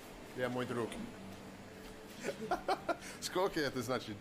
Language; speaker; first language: Russian; non-native, learner; English